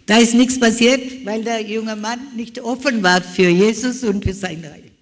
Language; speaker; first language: German; non-native, learner; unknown